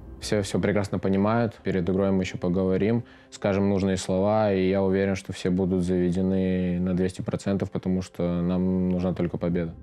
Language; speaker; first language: Russian; native; Russian